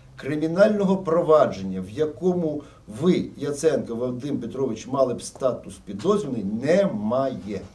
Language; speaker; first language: Ukrainian; non-native, local second language; Russian